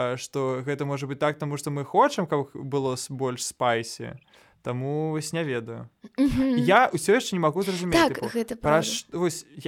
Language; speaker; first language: Belarusian; non-native, local second language; Russian